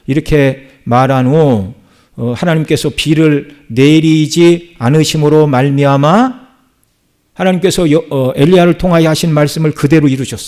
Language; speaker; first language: Korean; native; Korean